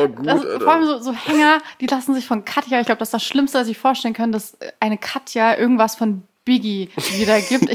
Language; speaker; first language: German; early bilingual, other home language; Persian